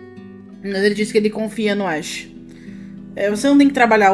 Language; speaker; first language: Portuguese; native; Portuguese